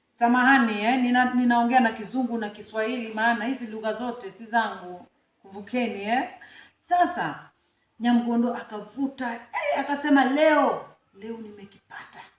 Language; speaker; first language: Swahili; non-native, local second language; Luo (Kenya and Tanzania)